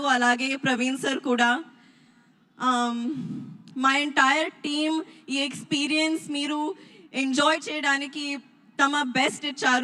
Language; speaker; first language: Telugu; non-native, learner; Hindi